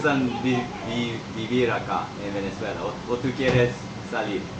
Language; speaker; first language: Spanish; non-native, learner; English